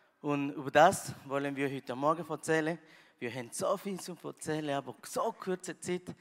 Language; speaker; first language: German; non-native, learner; Spanish